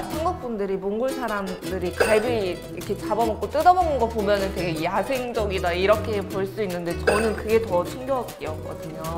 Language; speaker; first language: Korean; non-native, fluent; Mongolian